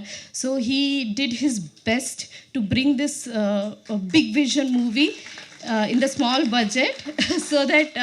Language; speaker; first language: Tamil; non-native, learner; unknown